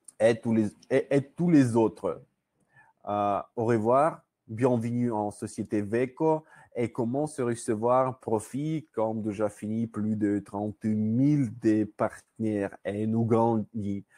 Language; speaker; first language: French; non-native, learner; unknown